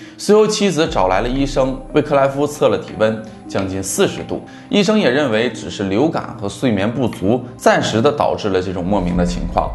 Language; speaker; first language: Chinese; native; Chinese